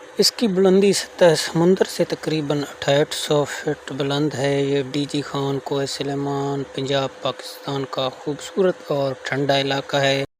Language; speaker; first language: Urdu; non-native, local second language; Baluchi